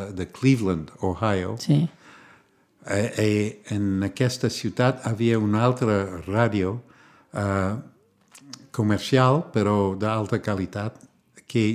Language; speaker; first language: Catalan; non-native, learner; English